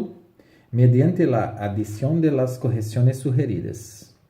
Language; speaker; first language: Spanish; non-native, learner; Portuguese